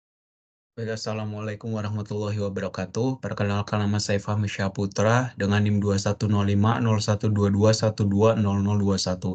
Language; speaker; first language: Indonesian; native; Indonesian